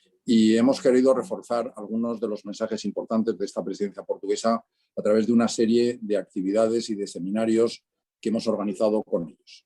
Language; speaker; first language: Spanish; native; Spanish